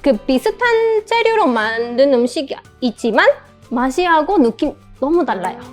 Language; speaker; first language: Korean; non-native, fluent; Spanish